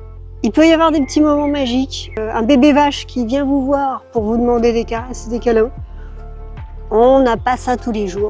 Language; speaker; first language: French; native; French